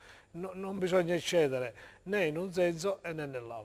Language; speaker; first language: Italian; native; Italian